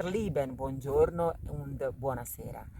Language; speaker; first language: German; non-native, fluent; Italian